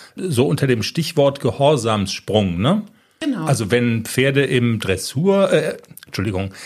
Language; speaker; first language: German; native; German